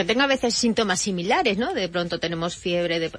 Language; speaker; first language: Spanish; native; Spanish